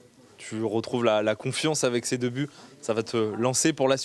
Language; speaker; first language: French; native; French